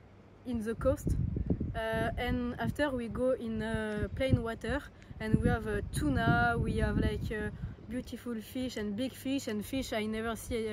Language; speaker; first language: English; non-native, learner; French